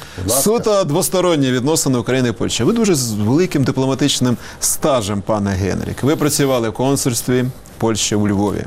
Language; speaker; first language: Ukrainian; native; Ukrainian